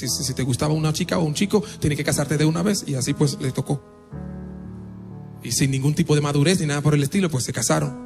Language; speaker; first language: Spanish; non-native, fluent; Haitian Creole